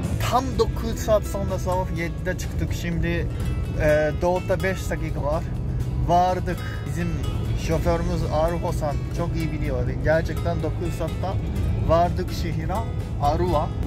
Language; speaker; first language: Turkish; non-native, fluent; Japanese